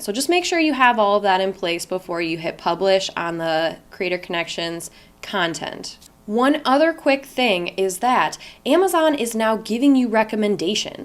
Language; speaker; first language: English; native; English